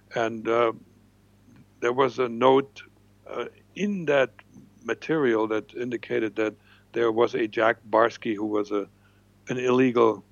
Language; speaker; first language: English; non-native, fluent; German